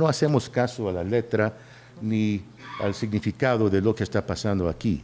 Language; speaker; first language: Spanish; early bilingual, heritage; Spanish